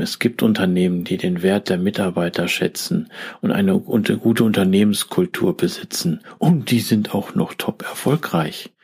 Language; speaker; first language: German; native; German